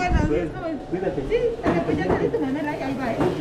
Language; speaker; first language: Spanish; native; Spanish